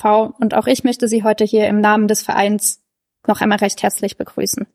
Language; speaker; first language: German; native; German